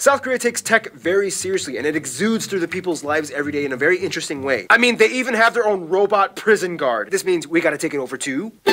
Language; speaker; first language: English; early bilingual, other home language; Korean